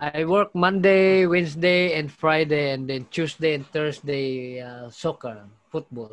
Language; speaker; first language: English; non-native, local second language; Filipino